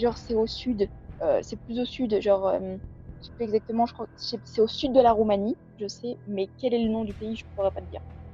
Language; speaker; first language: French; native; French